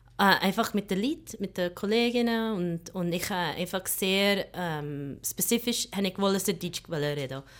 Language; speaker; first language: German; non-native, fluent; English